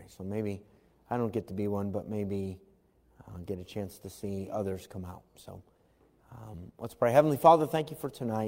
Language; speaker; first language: English; native; English